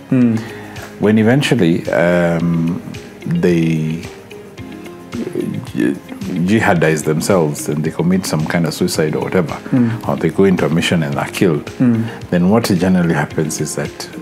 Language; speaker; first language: English; non-native, local second language; Swahili